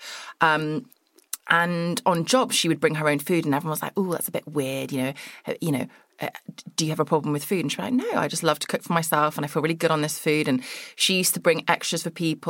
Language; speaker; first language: English; native; English